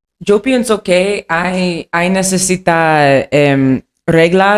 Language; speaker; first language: Spanish; non-native, learner; English